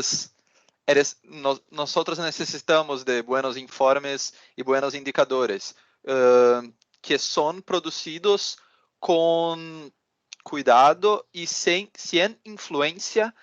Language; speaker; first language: Spanish; non-native, learner; Portuguese